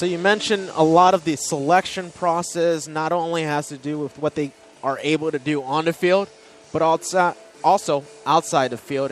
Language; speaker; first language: English; native; English